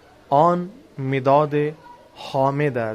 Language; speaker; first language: Persian; non-native, fluent; Urdu